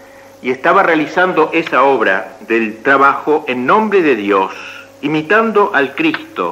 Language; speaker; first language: Spanish; native; Spanish